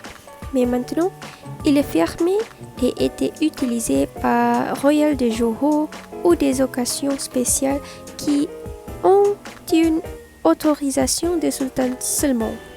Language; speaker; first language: French; non-native, learner; Malay